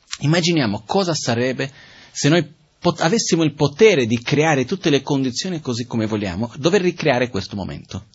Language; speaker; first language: Italian; non-native, fluent; Portuguese